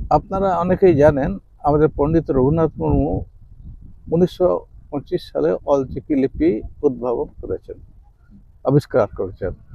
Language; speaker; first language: Bangla; non-native, local second language; Santali